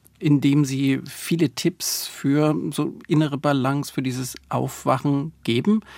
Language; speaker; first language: German; native; German